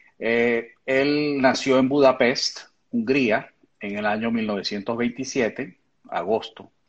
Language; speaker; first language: Spanish; native; Spanish